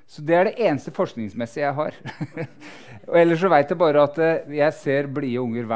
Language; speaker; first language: Norwegian; native; Norwegian